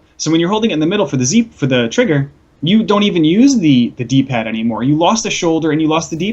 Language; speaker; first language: English; native; English